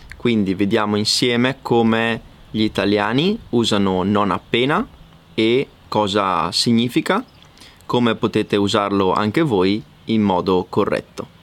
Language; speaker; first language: Italian; native; Italian